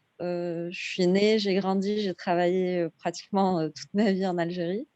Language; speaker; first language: French; non-native, local second language; Arabic